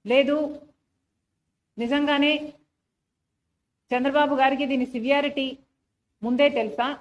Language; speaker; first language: Telugu; native; Telugu